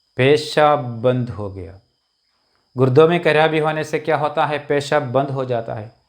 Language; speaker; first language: Hindi; non-native, local second language; Malayalam